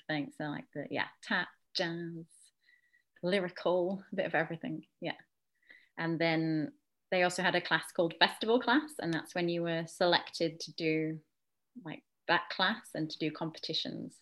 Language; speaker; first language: English; native; English